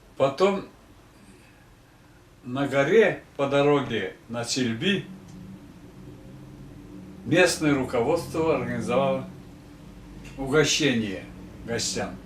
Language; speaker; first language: Russian; non-native, local second language; Tatar